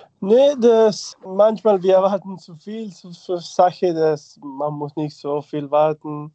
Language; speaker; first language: German; non-native, fluent; Spanish